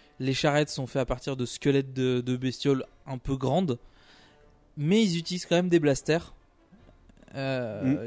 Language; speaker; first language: French; native; French